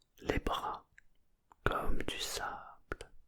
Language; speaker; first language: French; native; French